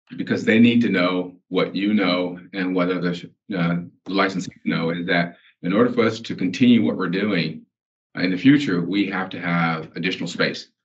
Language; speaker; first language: English; native; English